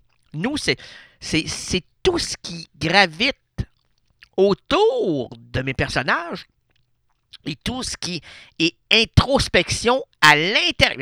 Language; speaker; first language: French; native; French